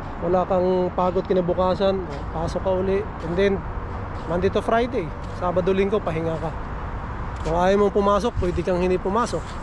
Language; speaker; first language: Filipino; non-native, local second language; Cebuano